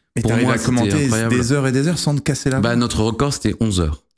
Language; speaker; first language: French; native; French